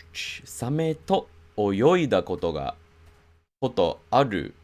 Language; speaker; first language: Japanese; non-native, fluent; English